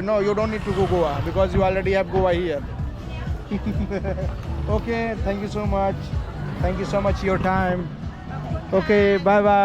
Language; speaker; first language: English; non-native, learner; Hindi